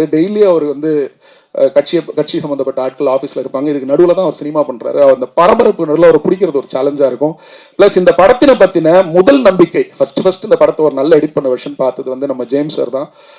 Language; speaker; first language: Tamil; native; Tamil